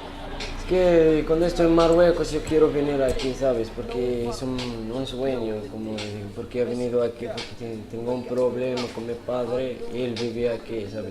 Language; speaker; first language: Spanish; early bilingual, other home language; Arabic